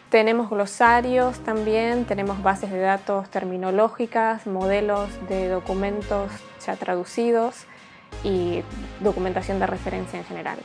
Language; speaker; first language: Spanish; native; Spanish